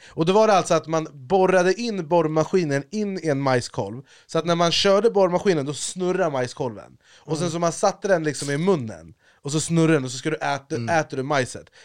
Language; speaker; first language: Swedish; early bilingual, other home language; Arabic